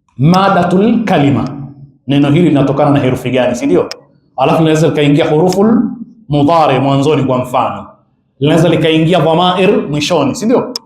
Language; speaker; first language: Swahili; native; Swahili